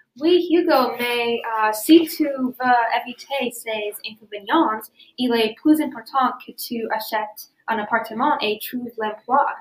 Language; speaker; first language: French; non-native, learner; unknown